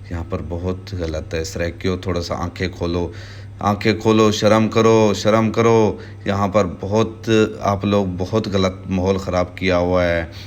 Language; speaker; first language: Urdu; non-native, local second language; Saraiki